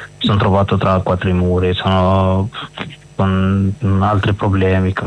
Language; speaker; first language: Italian; non-native, learner; Arabic